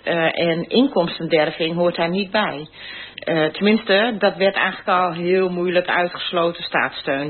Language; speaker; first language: Dutch; native; Dutch